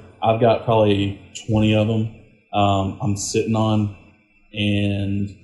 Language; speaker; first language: English; native; English